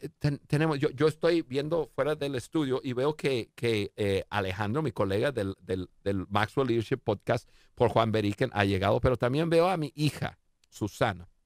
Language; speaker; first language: Spanish; non-native, fluent; English